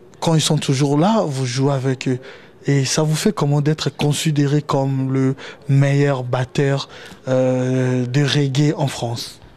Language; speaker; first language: French; non-native, local second language; Lingala